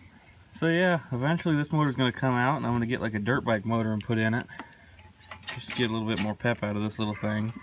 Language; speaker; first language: English; native; English